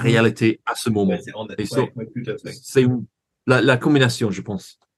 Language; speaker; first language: French; non-native, learner; English